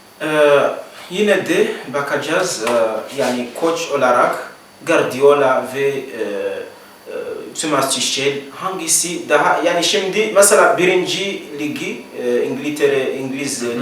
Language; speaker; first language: Turkish; non-native, learner; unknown